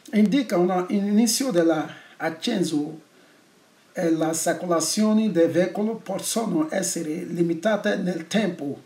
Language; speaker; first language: Italian; non-native, learner; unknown